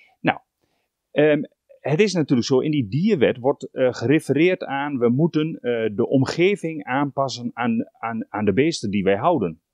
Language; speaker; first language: Dutch; native; Dutch